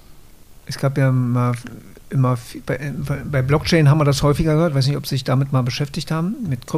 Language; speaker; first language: German; native; German